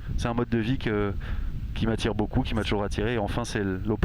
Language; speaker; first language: French; native; French